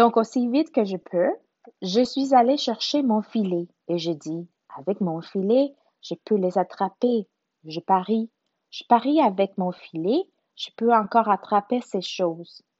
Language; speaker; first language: French; non-native, learner; Spanish